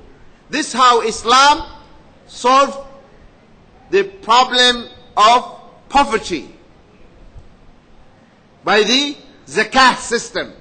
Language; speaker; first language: English; non-native, fluent; Arabic